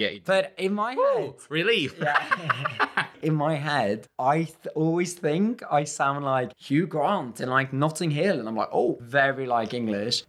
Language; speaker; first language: English; non-native, fluent; Norwegian